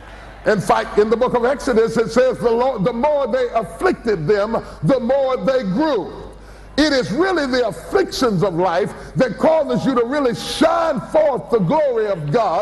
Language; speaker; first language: English; native; English